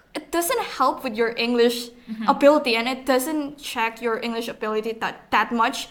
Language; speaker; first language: English; non-native, fluent; Indonesian